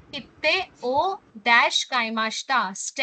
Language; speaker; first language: Japanese; non-native, local second language; Hindi